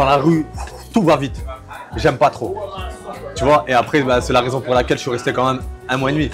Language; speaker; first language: French; native; French